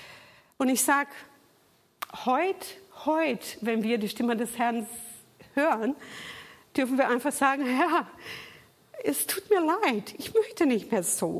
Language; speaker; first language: German; non-native, fluent; Portuguese